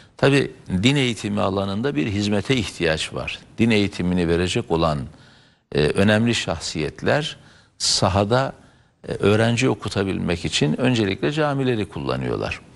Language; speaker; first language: Turkish; native; Turkish